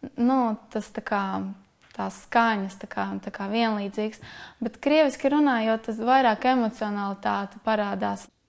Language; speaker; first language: Latvian; non-native, local second language; Russian